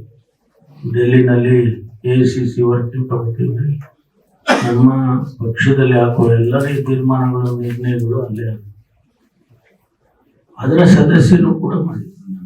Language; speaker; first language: Kannada; native; Kannada